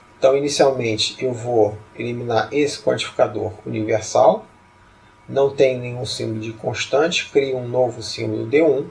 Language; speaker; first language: Portuguese; native; Portuguese